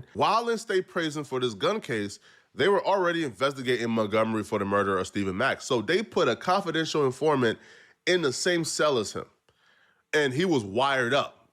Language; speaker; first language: English; native; English